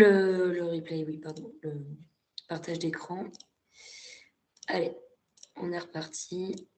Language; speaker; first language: French; native; French